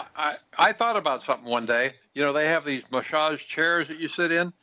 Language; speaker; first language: English; native; English